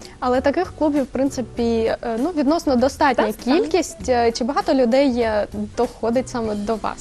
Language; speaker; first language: Ukrainian; native; Ukrainian